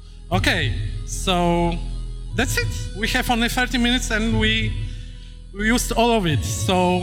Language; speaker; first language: English; non-native, fluent; Polish